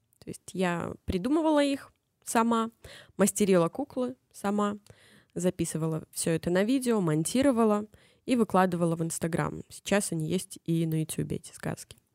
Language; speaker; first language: Russian; native; Russian